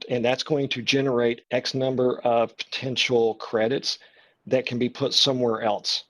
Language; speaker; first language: English; native; English